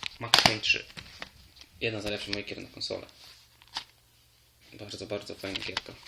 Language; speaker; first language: Polish; native; Polish